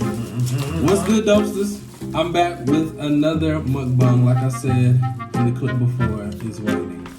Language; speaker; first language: English; native; English